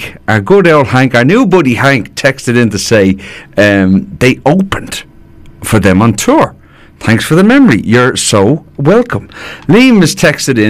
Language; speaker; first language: English; native; English